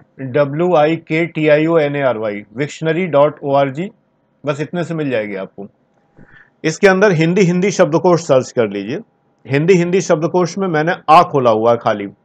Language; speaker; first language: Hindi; native; Hindi